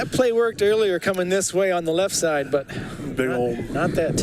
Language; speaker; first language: English; native; English